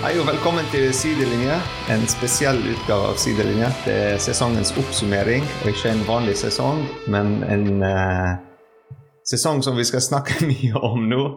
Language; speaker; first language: Norwegian; non-native, fluent; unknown